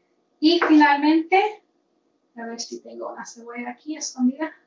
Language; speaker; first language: Spanish; early bilingual, heritage; Spanish